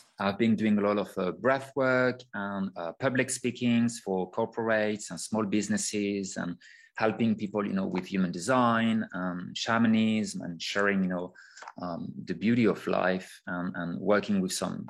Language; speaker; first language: English; non-native, fluent; French